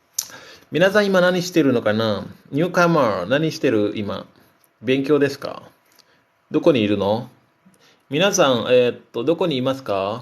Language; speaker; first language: Japanese; non-native, fluent; Indonesian